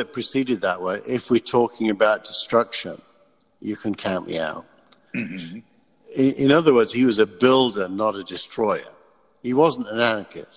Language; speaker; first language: English; native; English